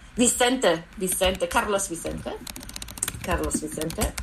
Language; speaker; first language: English; non-native, fluent; German